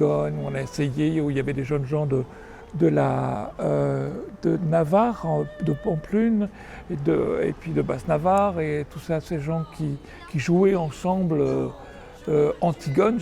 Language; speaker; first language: French; native; French